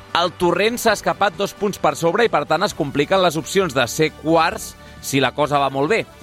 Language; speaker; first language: Catalan; native; Catalan